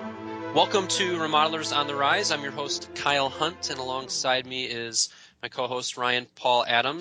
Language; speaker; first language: English; native; English